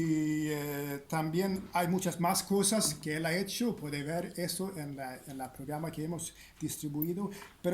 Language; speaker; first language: Spanish; non-native, fluent; Swedish